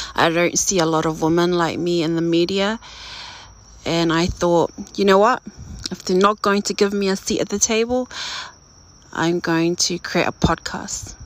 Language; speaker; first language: English; native; English